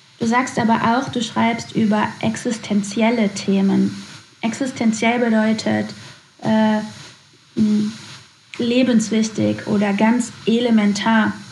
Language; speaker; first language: German; native; German